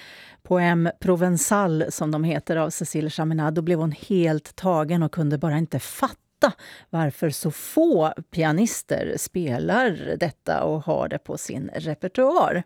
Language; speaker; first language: Swedish; native; Swedish